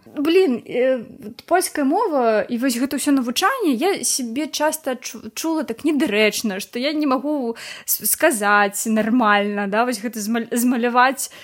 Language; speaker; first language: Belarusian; non-native, local second language; Russian